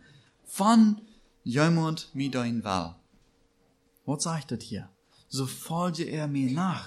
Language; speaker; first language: German; non-native, learner; Plautdietsch